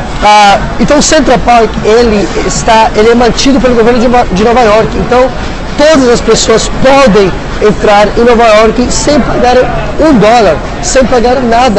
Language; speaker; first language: Portuguese; non-native, fluent; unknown